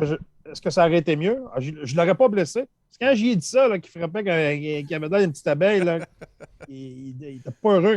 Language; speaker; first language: French; native; French